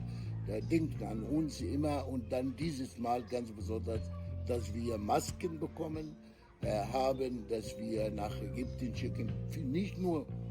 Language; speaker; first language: German; non-native, fluent; Arabic